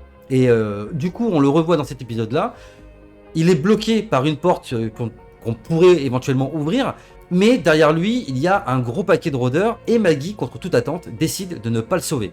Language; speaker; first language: French; native; French